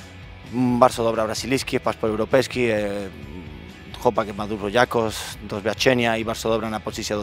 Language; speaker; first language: Polish; non-native, learner; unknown